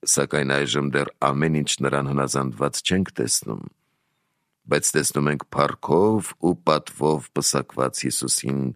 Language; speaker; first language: Armenian; native; Armenian